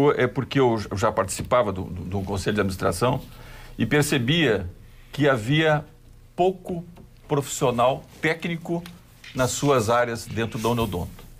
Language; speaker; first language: Portuguese; native; Portuguese